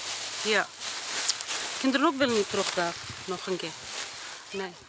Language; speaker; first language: Dutch; non-native, learner; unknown